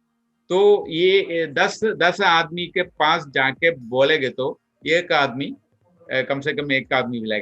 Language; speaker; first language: Hindi; non-native, local second language; Malayalam